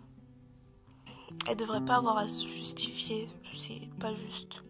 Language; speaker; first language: French; native; French